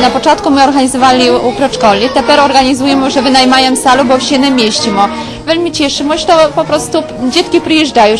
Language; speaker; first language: Polish; non-native, local second language; Ukrainian